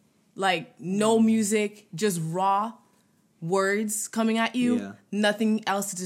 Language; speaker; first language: English; non-native, fluent; French